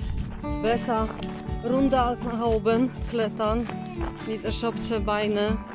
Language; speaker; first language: German; non-native, learner; Polish